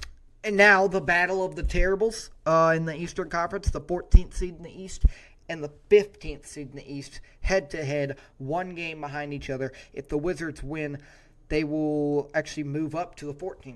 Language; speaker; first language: English; native; English